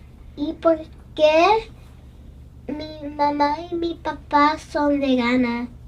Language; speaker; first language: Spanish; non-native, learner; English